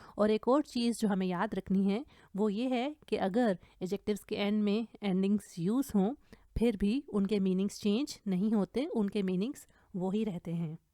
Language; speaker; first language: Urdu; native; Urdu